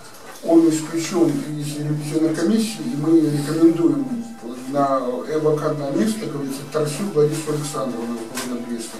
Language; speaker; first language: Russian; native; Russian